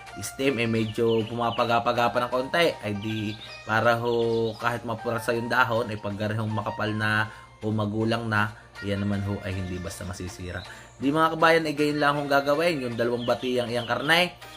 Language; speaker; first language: Filipino; native; Filipino